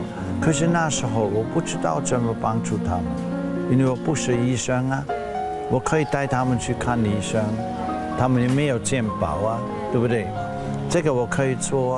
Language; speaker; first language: Chinese; non-native, fluent; German